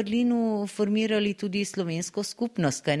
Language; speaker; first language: Slovenian; native; Slovenian